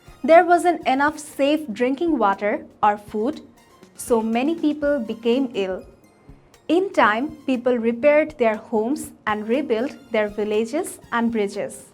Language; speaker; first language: English; non-native, local second language; Bangla